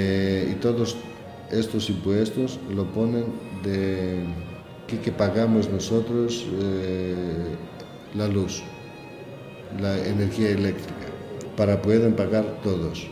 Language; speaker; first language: Spanish; non-native, learner; Greek